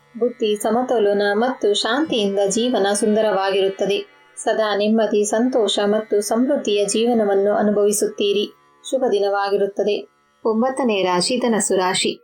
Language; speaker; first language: Kannada; native; Kannada